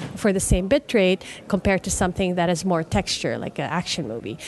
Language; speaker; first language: English; non-native, local second language; Filipino